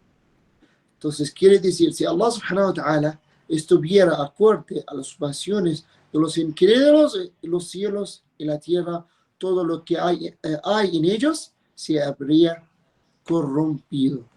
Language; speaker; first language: Spanish; non-native, fluent; Arabic